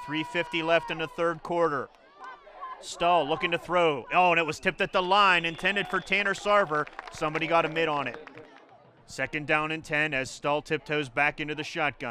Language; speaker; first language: English; native; English